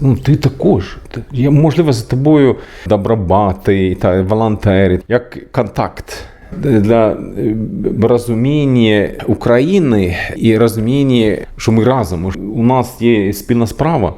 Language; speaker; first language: Ukrainian; non-native, learner; Swedish